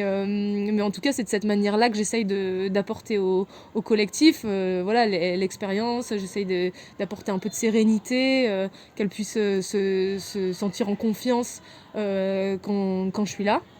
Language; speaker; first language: French; native; French